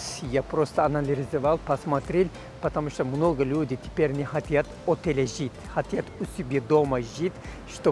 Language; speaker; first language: Russian; non-native, fluent; Turkish